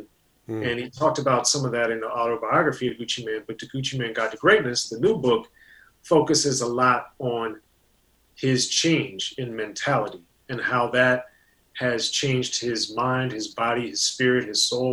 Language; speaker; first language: English; native; English